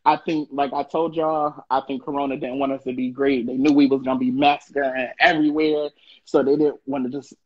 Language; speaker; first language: English; native; English